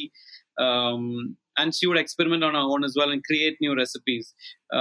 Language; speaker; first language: English; non-native, local second language; Malayalam